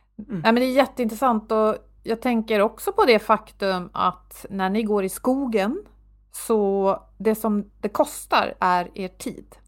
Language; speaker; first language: Swedish; native; Swedish